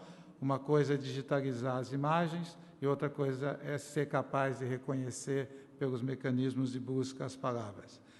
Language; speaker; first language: Portuguese; native; Portuguese